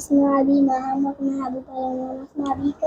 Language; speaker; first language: Arabic; non-native, learner; Bangla